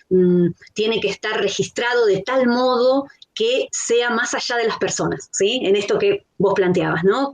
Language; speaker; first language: Spanish; native; Spanish